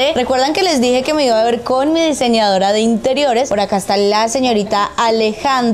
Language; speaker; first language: Spanish; native; Spanish